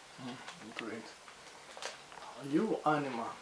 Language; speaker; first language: English; non-native, fluent; Russian